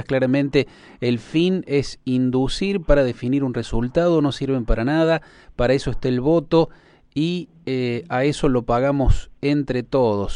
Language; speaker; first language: Spanish; native; Spanish